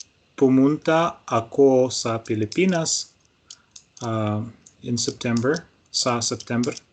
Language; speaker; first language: Filipino; non-native, learner; Russian